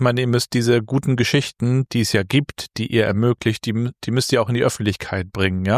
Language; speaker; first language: German; native; German